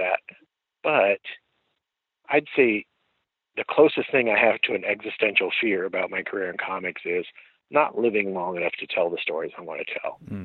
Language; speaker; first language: English; native; English